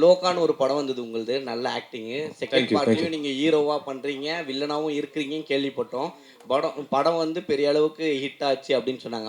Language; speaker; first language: Tamil; native; Tamil